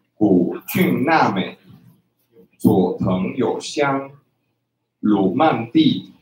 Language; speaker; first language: Chinese; non-native, fluent; Spanish